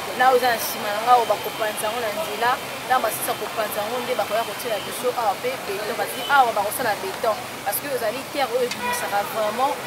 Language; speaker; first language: Lingala; native; Lingala